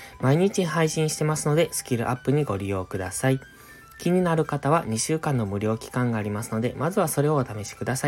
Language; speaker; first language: Japanese; native; Japanese